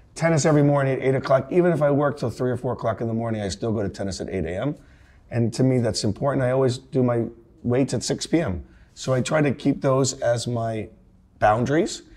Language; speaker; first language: English; native; English